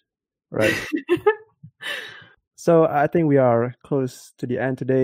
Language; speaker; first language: English; non-native, local second language; Malay